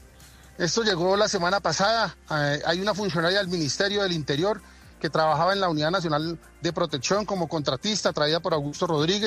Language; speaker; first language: Spanish; native; Spanish